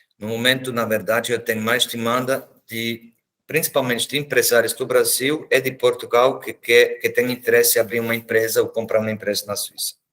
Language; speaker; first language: Portuguese; non-native, fluent; German